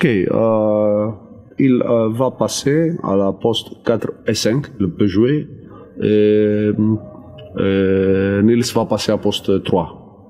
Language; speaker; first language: French; non-native, learner; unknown